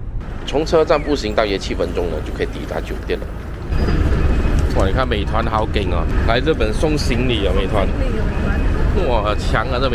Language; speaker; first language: Chinese; native; Chinese